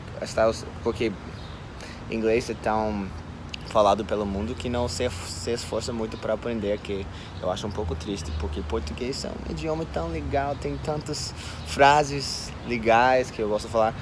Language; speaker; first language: Portuguese; non-native, fluent; English